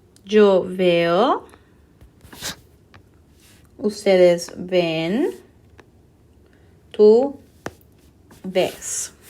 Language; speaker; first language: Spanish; non-native, fluent; English